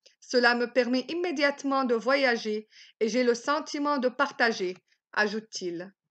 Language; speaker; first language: French; non-native, local second language; Arabic